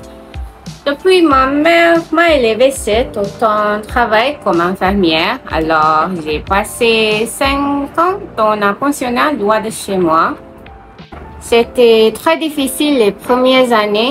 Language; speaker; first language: French; non-native, learner; Malay